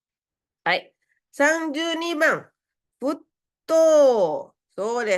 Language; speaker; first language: Japanese; non-native, fluent; Indonesian